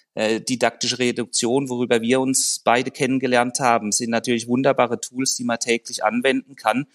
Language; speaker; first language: German; native; German